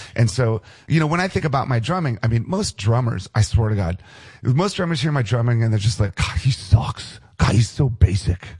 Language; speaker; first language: English; native; English